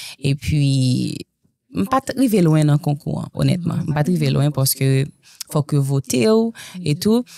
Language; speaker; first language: French; non-native, local second language; Haitian Creole